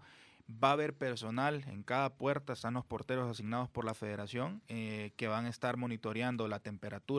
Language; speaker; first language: Spanish; native; Spanish